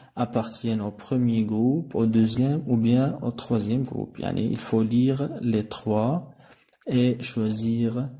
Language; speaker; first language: French; non-native, local second language; Arabic